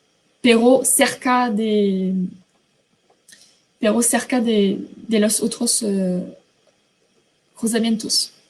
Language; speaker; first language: Spanish; non-native, fluent; French